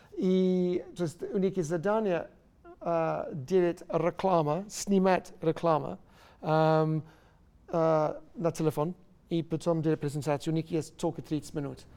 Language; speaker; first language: Russian; non-native, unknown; English